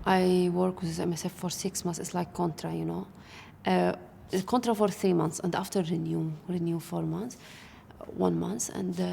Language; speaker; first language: English; non-native, learner; Arabic